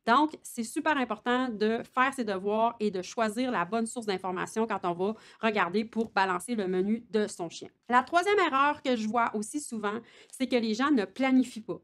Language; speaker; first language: French; native; French